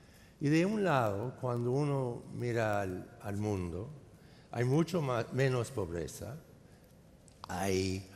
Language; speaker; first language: Spanish; non-native, fluent; English